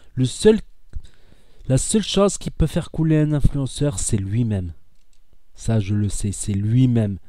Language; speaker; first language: French; native; French